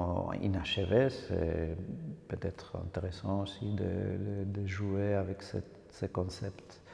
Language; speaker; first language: French; non-native, fluent; Spanish